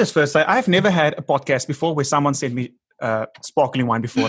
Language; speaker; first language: English; non-native, local second language; Afrikaans